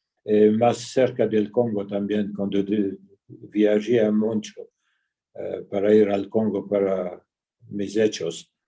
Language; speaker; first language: Spanish; early bilingual, heritage; Ladino